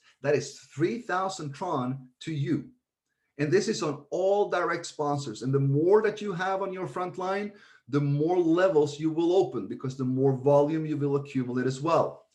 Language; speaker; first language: English; non-native, fluent; Swedish